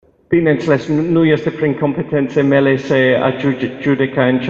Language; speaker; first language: Romanian; non-native, fluent; English